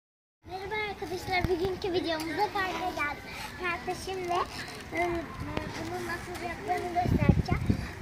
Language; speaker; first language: Turkish; early bilingual, heritage; Turkish